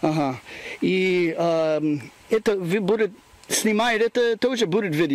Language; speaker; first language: Russian; non-native, learner; English